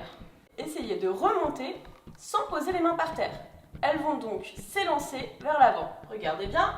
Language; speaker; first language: French; native; French